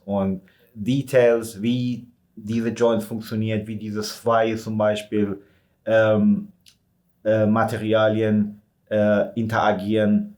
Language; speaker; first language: German; non-native, fluent; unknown